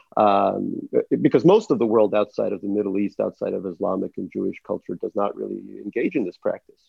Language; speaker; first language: English; early bilingual, other home language; Russian